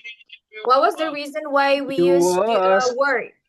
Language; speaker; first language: English; non-native, learner; Indonesian